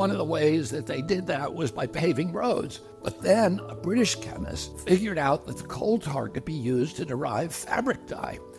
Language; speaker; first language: English; native; English